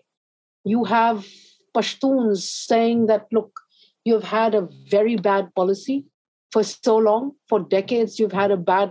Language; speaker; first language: English; non-native, local second language; Urdu